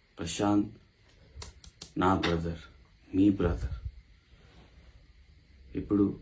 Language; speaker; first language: Telugu; non-native, local second language; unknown